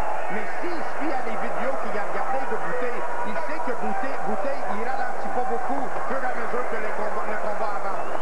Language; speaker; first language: French; native; French